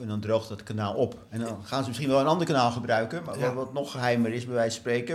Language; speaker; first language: Dutch; native; Dutch